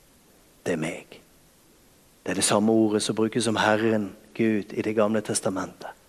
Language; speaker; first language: Norwegian; native; Norwegian